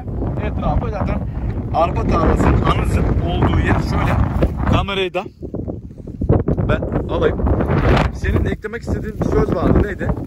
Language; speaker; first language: Turkish; native; Turkish